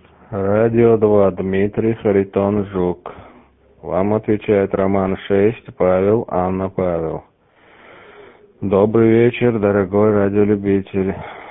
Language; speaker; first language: Russian; native; Russian